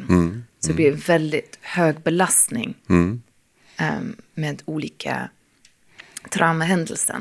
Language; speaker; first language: Swedish; non-native, fluent; English